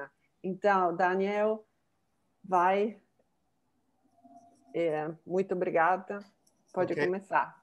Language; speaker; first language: Portuguese; non-native, fluent; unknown